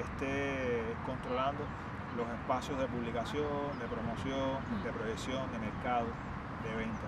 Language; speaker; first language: Spanish; native; Spanish